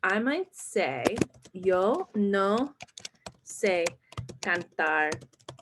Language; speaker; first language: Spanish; non-native, fluent; English